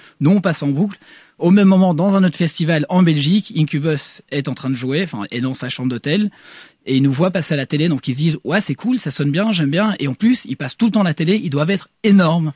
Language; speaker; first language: French; non-native, fluent; Swedish